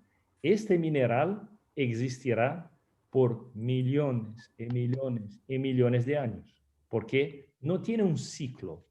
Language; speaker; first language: Spanish; non-native, fluent; Portuguese